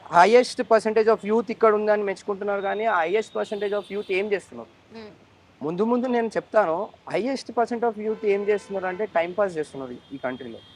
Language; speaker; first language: Telugu; native; Telugu